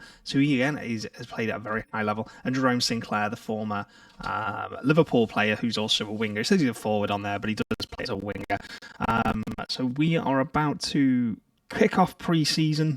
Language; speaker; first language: English; native; English